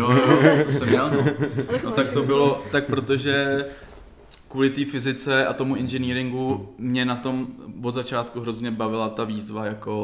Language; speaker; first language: Czech; native; Czech